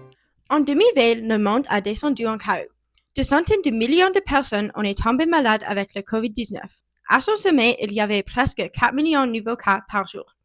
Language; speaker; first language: French; non-native, learner; English